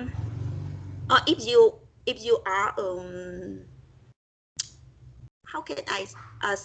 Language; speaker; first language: English; non-native, learner; Vietnamese